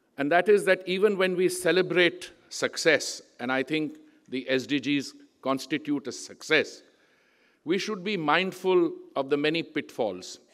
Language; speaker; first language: English; non-native, local second language; Punjabi